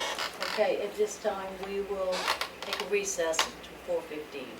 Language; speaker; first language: English; native; English